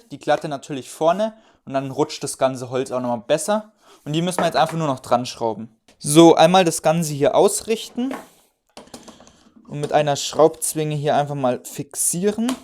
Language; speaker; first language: German; native; German